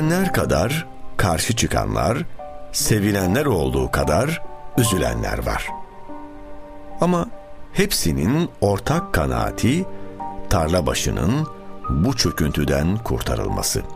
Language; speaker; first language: Turkish; native; Turkish